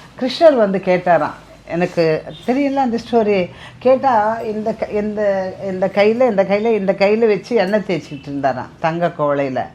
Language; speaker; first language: Tamil; non-native, local second language; Telugu